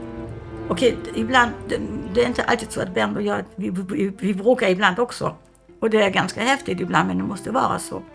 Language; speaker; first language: Swedish; non-native, fluent; German